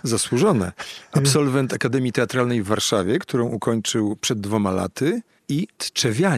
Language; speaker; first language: Polish; native; Polish